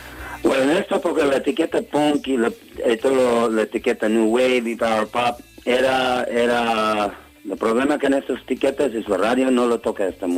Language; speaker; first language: Spanish; non-native, learner; English